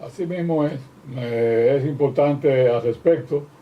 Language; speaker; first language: Spanish; native; Spanish